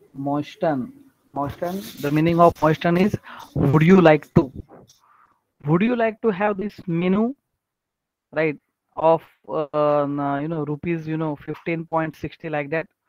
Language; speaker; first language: English; non-native, local second language; Marathi